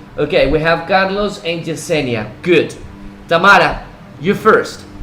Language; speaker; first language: English; non-native, fluent; Spanish